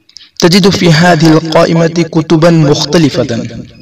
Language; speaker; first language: Arabic; non-native, fluent; Urdu